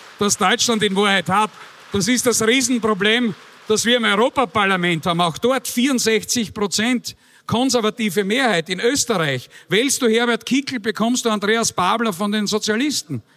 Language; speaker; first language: German; native; German